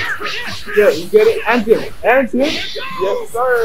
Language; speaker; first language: English; native; English